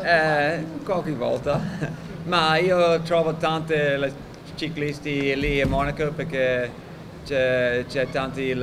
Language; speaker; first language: Italian; non-native, learner; English